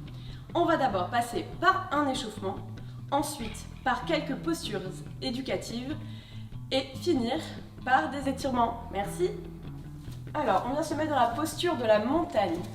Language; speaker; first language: French; native; French